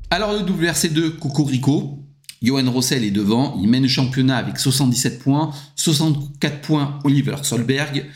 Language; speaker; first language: French; native; French